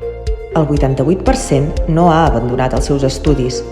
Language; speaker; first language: Catalan; native; Catalan